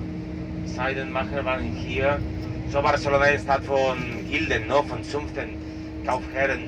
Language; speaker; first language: German; non-native, learner; Catalan